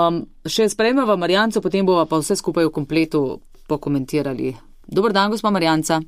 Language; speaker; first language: Slovenian; native; Slovenian